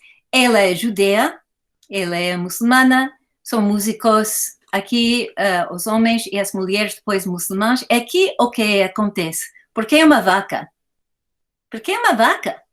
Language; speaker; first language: Portuguese; non-native, fluent; English